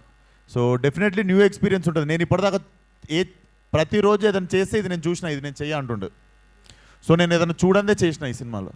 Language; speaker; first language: Telugu; native; Telugu